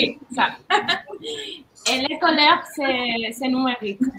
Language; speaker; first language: French; non-native, learner; Spanish